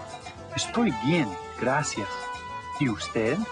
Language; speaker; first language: Spanish; non-native, fluent; English